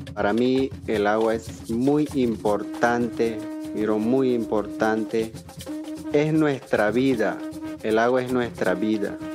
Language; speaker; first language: Spanish; non-native, local second language; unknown